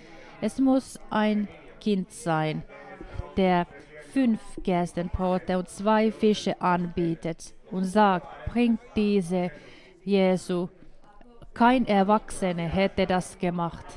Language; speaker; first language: German; non-native, fluent; Finnish